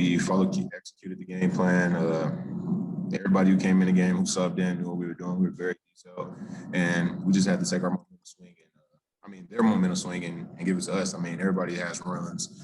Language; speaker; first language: English; native; English